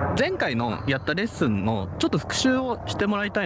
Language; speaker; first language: Japanese; native; Japanese